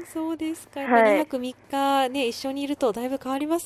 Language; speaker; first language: Japanese; native; Japanese